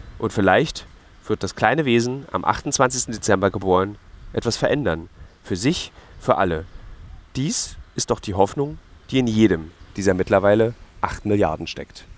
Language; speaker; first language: German; native; German